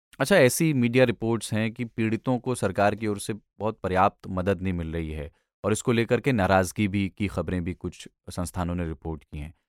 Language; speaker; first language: Hindi; native; Hindi